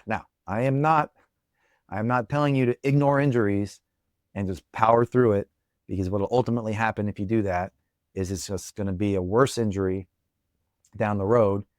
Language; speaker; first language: English; native; English